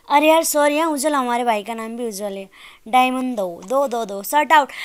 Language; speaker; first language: Hindi; non-native, local second language; Nepali